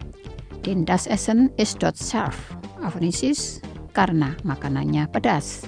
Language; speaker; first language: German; non-native, fluent; Indonesian